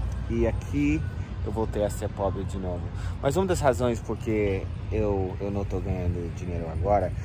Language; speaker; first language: Portuguese; non-native, fluent; English